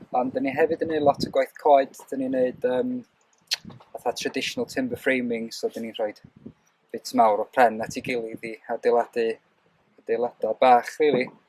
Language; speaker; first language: Welsh; native; Welsh